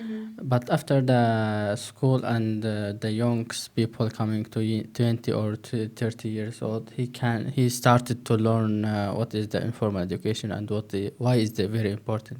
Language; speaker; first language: English; non-native, learner; Turkish